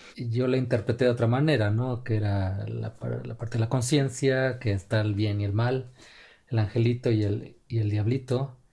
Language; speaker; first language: Spanish; native; Spanish